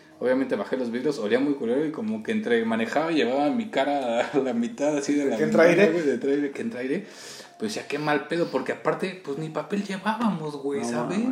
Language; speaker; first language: Spanish; native; Spanish